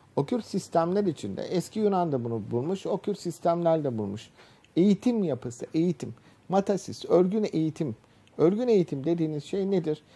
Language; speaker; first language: Turkish; native; Turkish